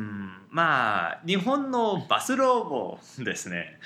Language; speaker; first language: Japanese; non-native, learner; English